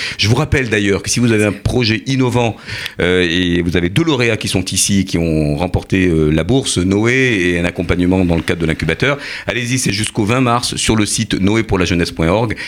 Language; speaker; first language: French; native; French